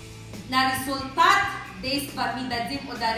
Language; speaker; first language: Russian; non-native, learner; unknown